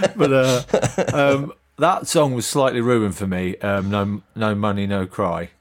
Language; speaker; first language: English; native; English